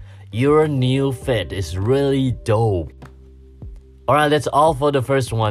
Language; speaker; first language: English; non-native, fluent; Chinese